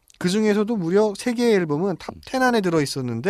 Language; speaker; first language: Korean; native; Korean